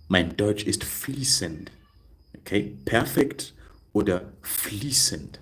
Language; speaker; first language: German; non-native, learner; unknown